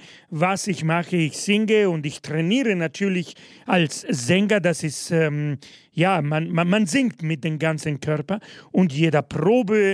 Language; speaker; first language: German; non-native, fluent; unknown